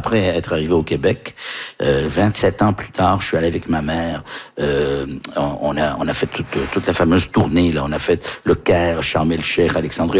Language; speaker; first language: French; early bilingual, heritage; French